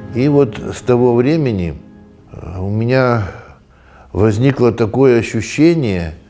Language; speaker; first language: Russian; native; Russian